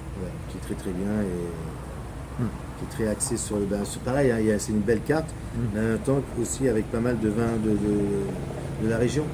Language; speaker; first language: French; native; French